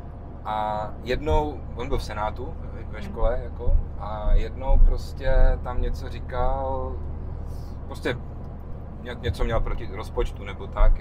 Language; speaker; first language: Czech; native; Czech